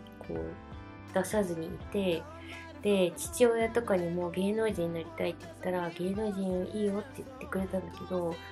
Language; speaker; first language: Japanese; native; Japanese